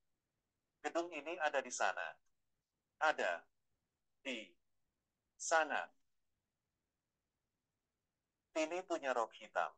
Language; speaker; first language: Indonesian; non-native, learner; Vietnamese